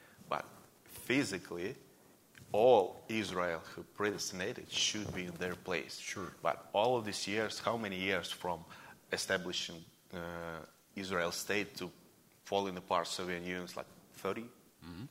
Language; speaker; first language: English; non-native, fluent; Russian